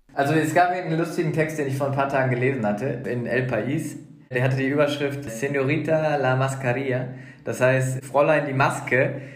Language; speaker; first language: German; native; German